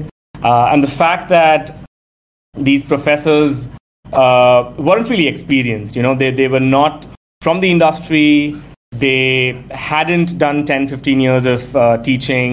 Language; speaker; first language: English; non-native, local second language; Tamil